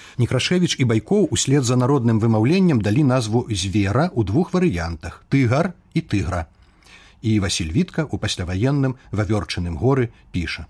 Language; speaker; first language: Belarusian; native; Belarusian